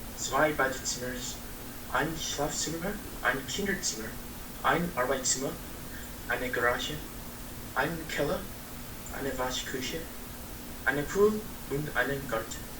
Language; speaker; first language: German; non-native, learner; English